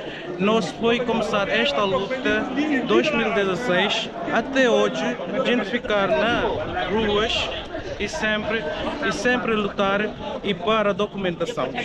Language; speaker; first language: Portuguese; non-native, learner; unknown